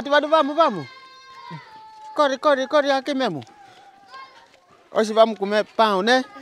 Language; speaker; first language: Portuguese; non-native, learner; Vietnamese